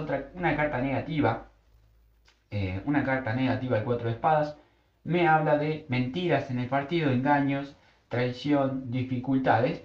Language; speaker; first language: Spanish; native; Spanish